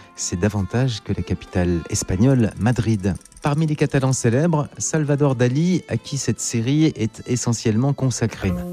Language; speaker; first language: French; native; French